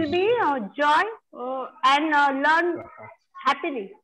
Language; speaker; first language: English; non-native, local second language; Marathi